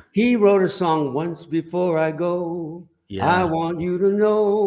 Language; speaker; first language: English; native; English